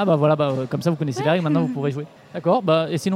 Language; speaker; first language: French; native; French